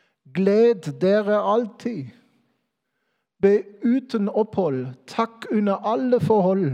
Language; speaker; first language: Norwegian; non-native, fluent; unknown